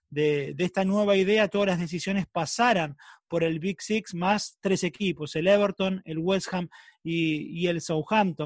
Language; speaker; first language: Spanish; native; Spanish